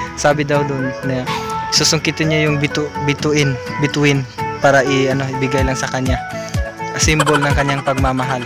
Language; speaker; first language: Filipino; non-native, local second language; Cebuano